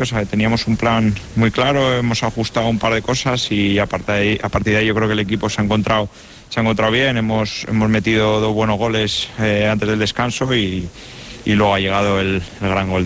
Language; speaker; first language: Spanish; native; Spanish